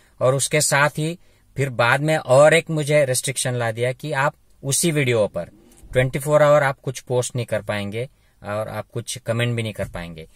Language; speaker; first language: Hindi; non-native, local second language; Marathi